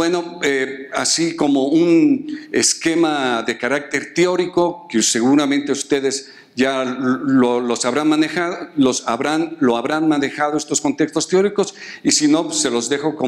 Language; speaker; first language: Spanish; native; Spanish